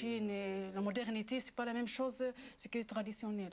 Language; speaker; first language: French; non-native, local second language; Arabic